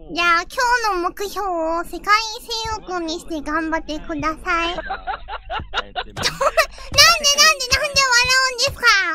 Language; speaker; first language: Japanese; non-native, fluent; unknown